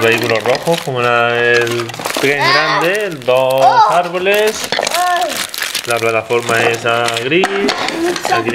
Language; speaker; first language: Spanish; native; Spanish